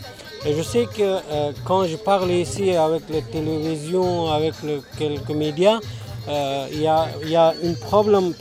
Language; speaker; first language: French; non-native, learner; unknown